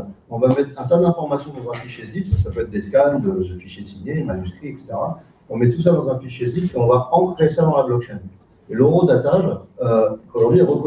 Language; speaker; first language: French; native; French